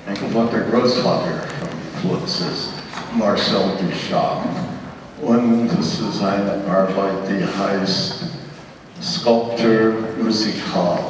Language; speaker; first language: German; non-native, learner; English